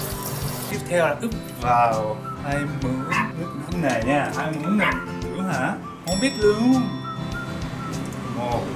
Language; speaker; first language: Vietnamese; non-native, learner; Japanese